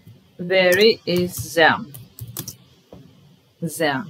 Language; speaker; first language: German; non-native, fluent; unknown